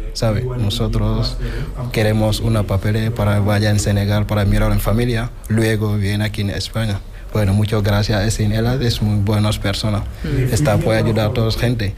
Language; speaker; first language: Spanish; non-native, learner; Wolof